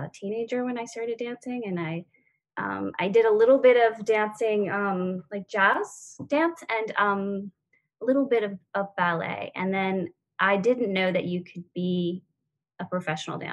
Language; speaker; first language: English; non-native, fluent; French